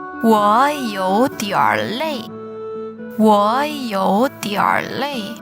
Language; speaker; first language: Chinese; non-native, fluent; Indonesian